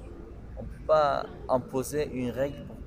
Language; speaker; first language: French; non-native, local second language; Kurdish